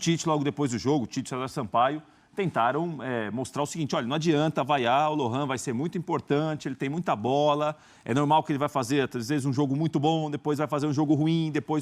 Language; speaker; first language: Portuguese; native; Portuguese